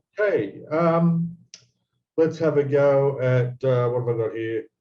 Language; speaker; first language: English; native; English